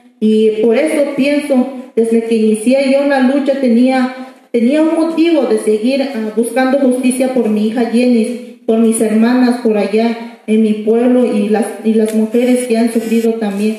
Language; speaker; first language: Spanish; non-native, fluent; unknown